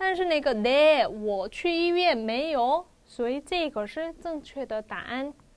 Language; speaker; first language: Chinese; non-native, fluent; Korean